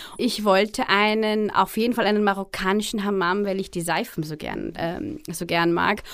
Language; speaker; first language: German; early bilingual, other home language; Arabic